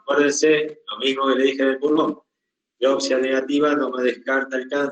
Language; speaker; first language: Spanish; native; Spanish